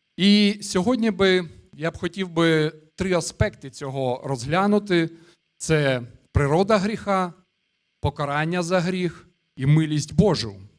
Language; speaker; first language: Ukrainian; non-native, local second language; Russian